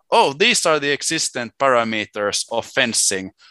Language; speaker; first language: English; non-native, fluent; Swedish